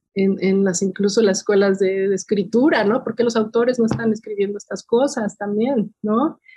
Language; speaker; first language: Spanish; native; Spanish